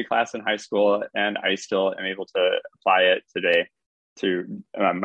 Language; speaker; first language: English; native; English